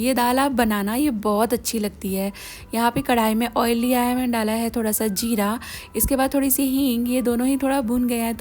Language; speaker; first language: Hindi; native; Hindi